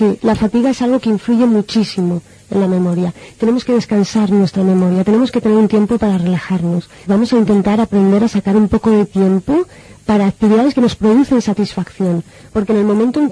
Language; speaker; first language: Spanish; native; Spanish